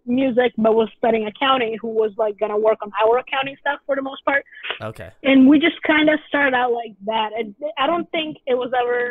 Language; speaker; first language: English; non-native, fluent; Italian